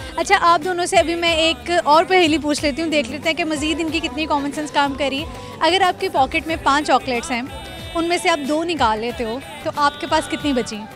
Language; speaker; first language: Urdu; non-native, local second language; Punjabi